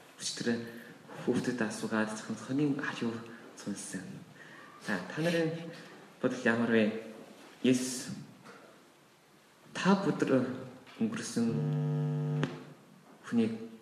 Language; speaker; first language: Mongolian; non-native, fluent; Korean